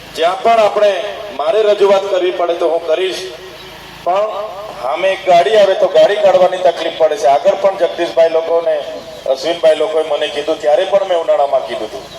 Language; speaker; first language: Gujarati; non-native, local second language; Vasavi